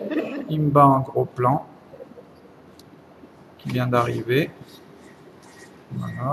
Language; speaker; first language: French; native; French